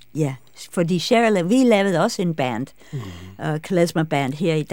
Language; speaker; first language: Danish; non-native, fluent; English